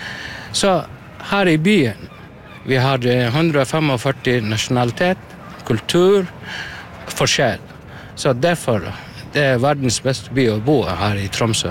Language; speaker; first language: Norwegian; non-native, learner; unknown